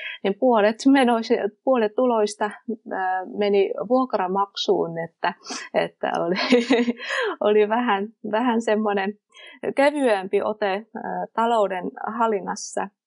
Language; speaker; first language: Finnish; non-native, fluent; Vietnamese